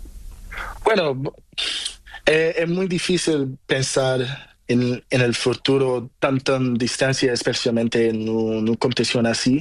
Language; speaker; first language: Spanish; non-native, learner; Portuguese